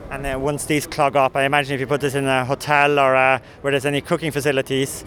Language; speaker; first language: English; non-native, fluent; Norwegian